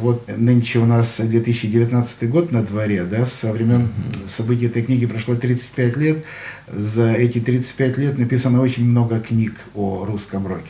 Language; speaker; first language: Russian; native; Russian